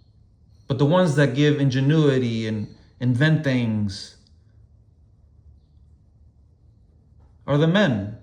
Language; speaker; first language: English; native; English